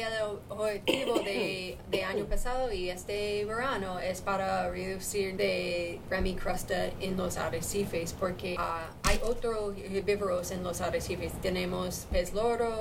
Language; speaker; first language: Spanish; non-native, learner; English